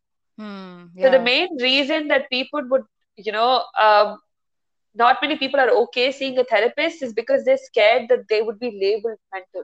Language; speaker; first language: English; non-native, local second language; Tamil